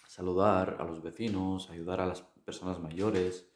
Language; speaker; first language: Spanish; non-native, fluent; Arabic